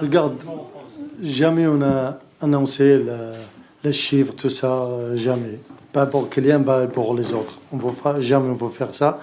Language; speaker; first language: French; non-native, learner; Arabic